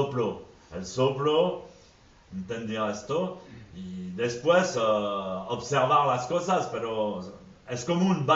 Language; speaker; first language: Spanish; non-native, fluent; French